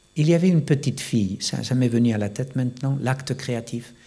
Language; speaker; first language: French; non-native, fluent; Spanish